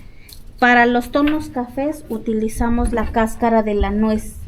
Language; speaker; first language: Spanish; native; Spanish